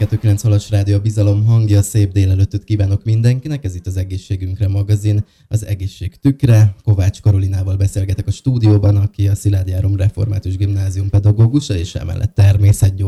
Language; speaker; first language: Hungarian; native; Hungarian